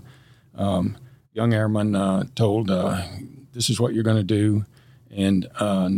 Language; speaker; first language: English; native; English